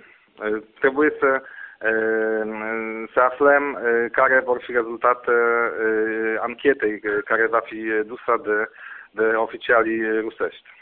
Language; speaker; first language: Romanian; non-native, fluent; Polish